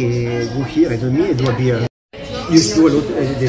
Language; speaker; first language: English; non-native, learner; Italian